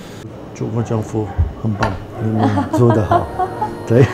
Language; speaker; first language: Chinese; non-native, learner; English